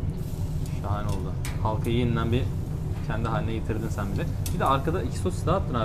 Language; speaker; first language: Turkish; native; Turkish